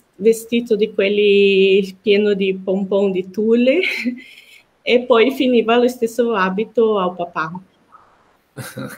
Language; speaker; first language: Italian; non-native, fluent; Portuguese